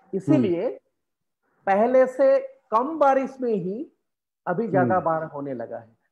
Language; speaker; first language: Hindi; non-native, local second language; Assamese